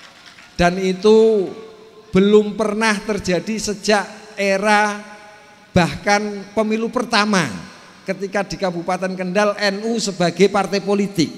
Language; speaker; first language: Indonesian; native; Indonesian